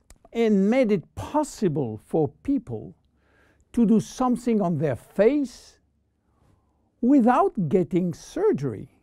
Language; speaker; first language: English; non-native, fluent; French